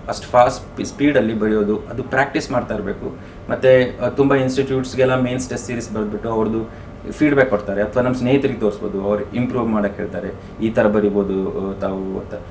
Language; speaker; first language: Kannada; native; Kannada